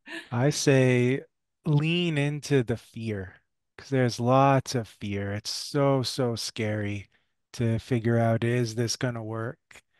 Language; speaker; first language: English; early bilingual, other home language; French